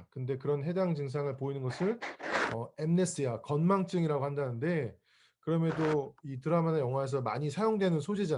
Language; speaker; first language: Korean; native; Korean